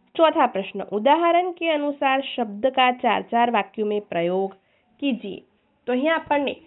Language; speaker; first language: Hindi; non-native, local second language; Gujarati